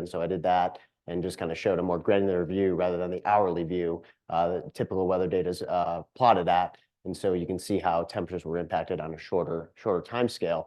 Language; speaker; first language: English; native; English